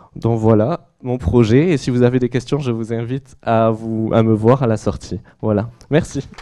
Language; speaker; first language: French; native; French